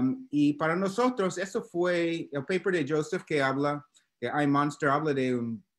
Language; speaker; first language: Spanish; non-native, learner; English